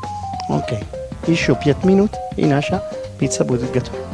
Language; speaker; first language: Russian; non-native, learner; Italian